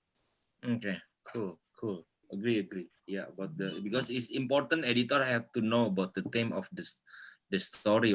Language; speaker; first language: English; non-native, local second language; Indonesian